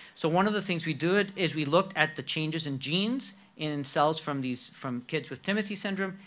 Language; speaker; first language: English; non-native, fluent; Spanish